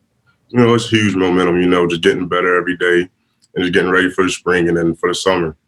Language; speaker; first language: English; native; English